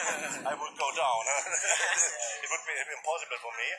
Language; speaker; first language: English; non-native, learner; German